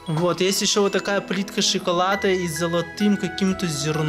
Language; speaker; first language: Russian; native; Russian